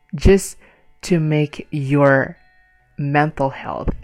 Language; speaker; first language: English; non-native, fluent; Indonesian